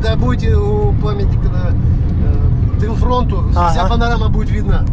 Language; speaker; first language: Russian; native; Russian